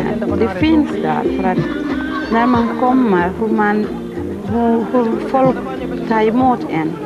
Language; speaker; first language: Swedish; non-native, fluent; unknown